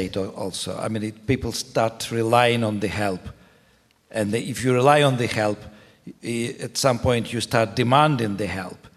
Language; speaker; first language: English; non-native, fluent; Ukrainian